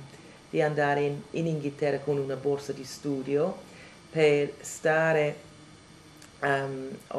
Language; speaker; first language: Italian; non-native, fluent; English